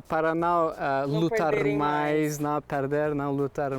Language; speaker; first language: Portuguese; non-native, learner; Turkish